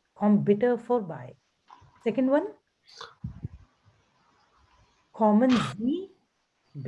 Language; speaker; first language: German; non-native, fluent; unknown